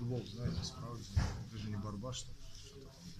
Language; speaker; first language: Russian; non-native, learner; Georgian